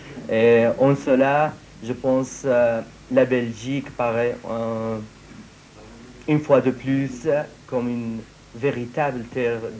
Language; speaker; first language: French; non-native, fluent; Syriac